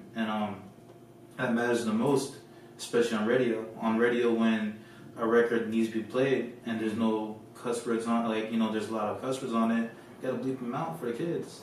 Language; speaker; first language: English; early bilingual, other home language; Filipino